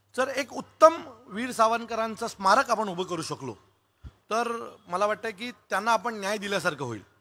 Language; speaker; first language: Marathi; native; Marathi